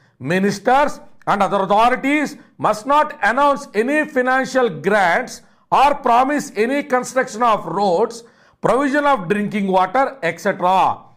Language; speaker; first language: English; non-native, local second language; Telugu